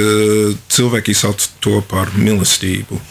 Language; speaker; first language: Latvian; non-native, fluent; English